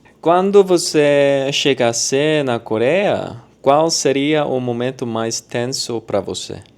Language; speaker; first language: Portuguese; non-native, learner; Korean